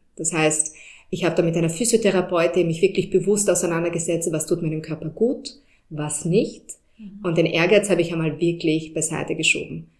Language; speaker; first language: German; early bilingual, heritage; German